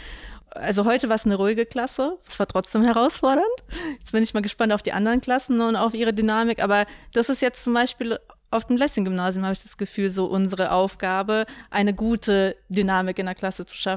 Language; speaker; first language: German; native; German